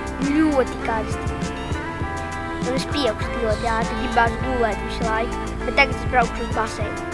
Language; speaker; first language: Latvian; non-native, local second language; Russian